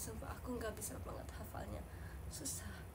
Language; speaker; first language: Indonesian; non-native, learner; Japanese